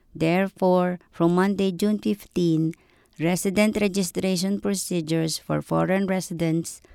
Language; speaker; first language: English; non-native, local second language; Filipino